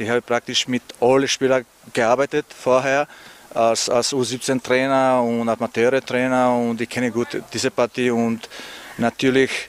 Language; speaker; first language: German; non-native, learner; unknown